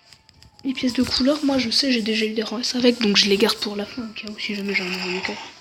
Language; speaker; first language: French; native; French